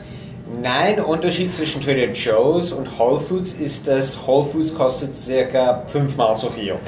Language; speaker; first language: German; non-native, fluent; English